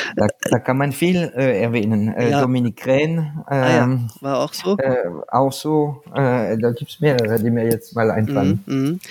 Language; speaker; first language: German; non-native, fluent; French